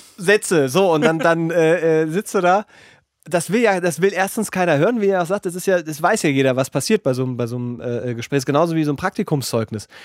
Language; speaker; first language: German; native; German